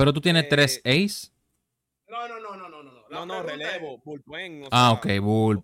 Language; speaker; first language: Spanish; native; Spanish